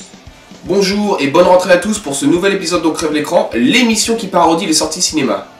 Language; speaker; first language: French; native; French